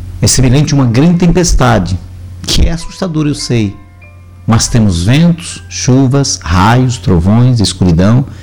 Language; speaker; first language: Portuguese; native; Portuguese